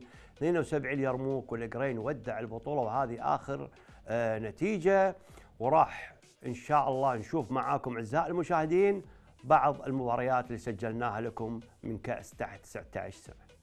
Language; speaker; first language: Arabic; native; Arabic